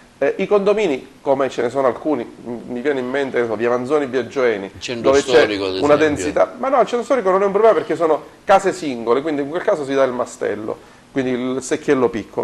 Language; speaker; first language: Italian; native; Italian